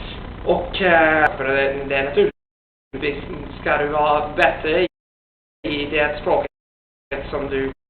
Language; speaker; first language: Swedish; non-native, fluent; Italian